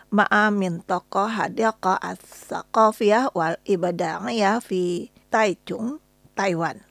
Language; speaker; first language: Arabic; non-native, learner; Indonesian